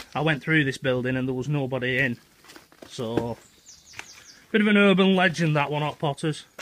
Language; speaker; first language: English; native; English